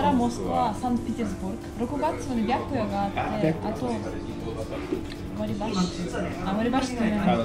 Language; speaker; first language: Japanese; non-native, fluent; Russian